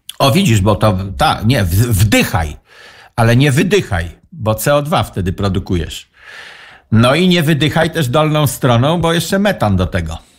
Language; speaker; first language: Polish; native; Polish